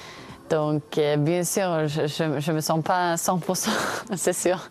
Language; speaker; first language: French; non-native, fluent; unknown